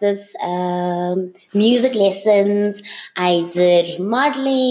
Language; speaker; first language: English; non-native, local second language; Zulu